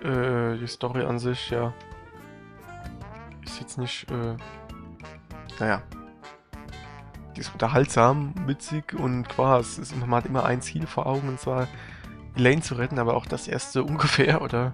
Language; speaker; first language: German; native; German